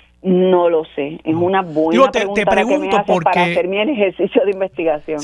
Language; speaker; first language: Spanish; native; Spanish